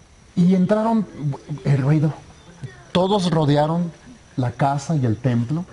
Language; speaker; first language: Spanish; native; Spanish